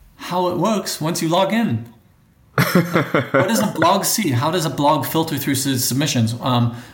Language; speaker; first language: English; native; English